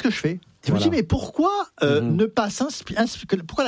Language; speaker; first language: French; native; French